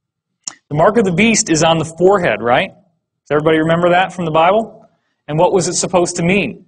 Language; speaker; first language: English; native; English